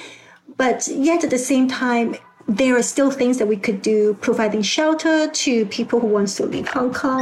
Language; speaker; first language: English; non-native, local second language; Cantonese